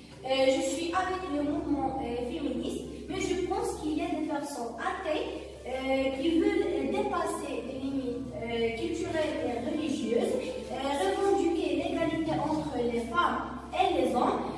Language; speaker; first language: French; non-native, learner; Arabic